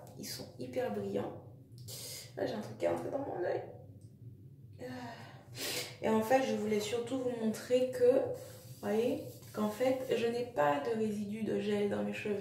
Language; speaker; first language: French; native; French